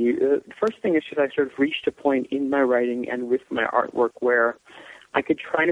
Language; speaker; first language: English; native; English